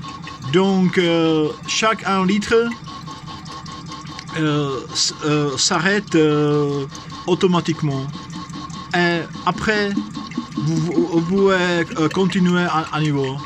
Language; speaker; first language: French; non-native, fluent; Czech